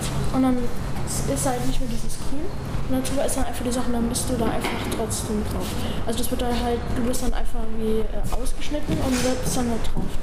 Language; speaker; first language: German; native; German